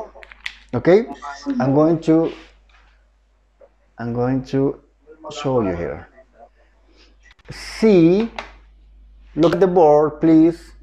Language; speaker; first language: English; non-native, fluent; Spanish